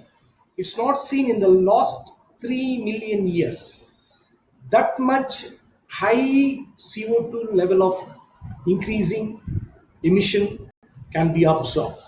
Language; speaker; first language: English; non-native, local second language; Tamil